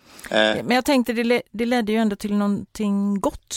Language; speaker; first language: Swedish; native; Swedish